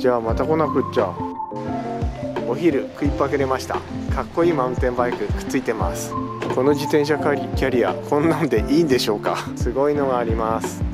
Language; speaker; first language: Japanese; native; Japanese